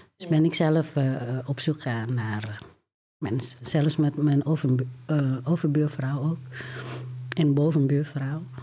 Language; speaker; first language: Dutch; non-native, fluent; Indonesian